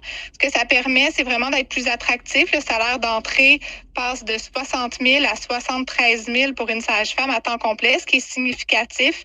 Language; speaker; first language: French; native; French